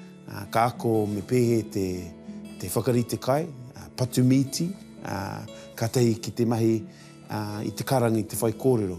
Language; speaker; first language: Māori; non-native, local second language; English